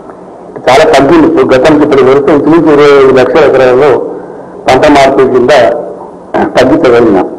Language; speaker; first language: Telugu; native; Telugu